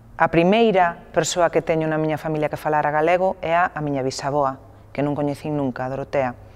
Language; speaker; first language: Galician; non-native, local second language; Spanish